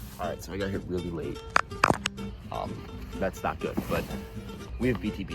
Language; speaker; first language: English; native; English